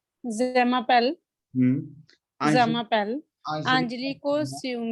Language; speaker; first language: French; non-native, learner; Hindi